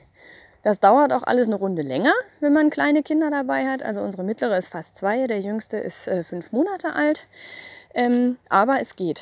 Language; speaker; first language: German; native; German